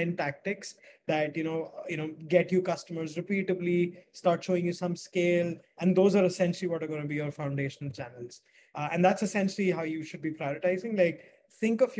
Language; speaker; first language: English; non-native, local second language; Hindi